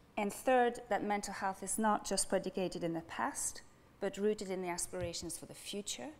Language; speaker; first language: English; non-native, fluent; French